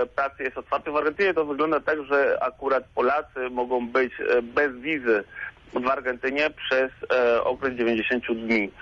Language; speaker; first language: Polish; non-native, fluent; Spanish